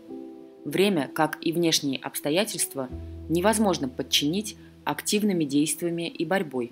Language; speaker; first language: Russian; native; Russian